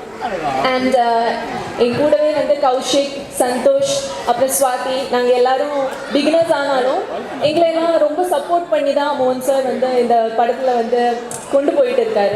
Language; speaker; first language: Tamil; non-native, fluent; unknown